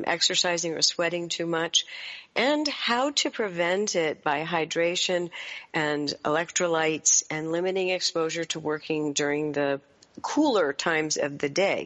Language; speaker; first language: English; native; English